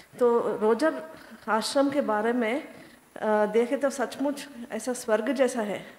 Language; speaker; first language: Hindi; non-native, local second language; Telugu